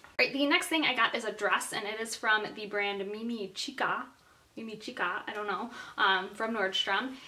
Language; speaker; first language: English; native; English